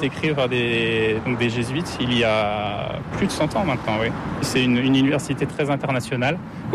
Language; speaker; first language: French; native; French